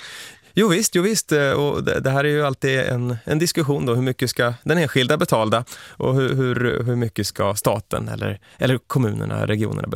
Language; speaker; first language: Swedish; native; Swedish